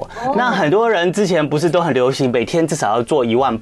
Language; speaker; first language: Chinese; native; Chinese